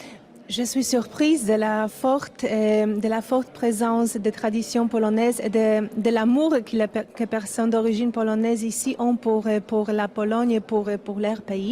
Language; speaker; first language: French; non-native, fluent; Polish